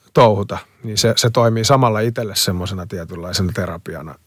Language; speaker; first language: Finnish; early bilingual, other home language; Spanish